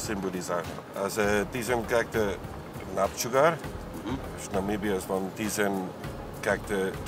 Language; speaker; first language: Hungarian; non-native, learner; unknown